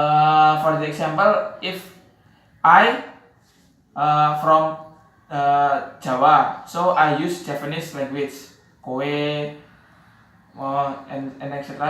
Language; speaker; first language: English; non-native, learner; Javanese